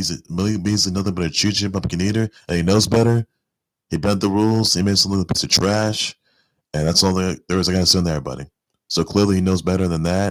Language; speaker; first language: English; native; English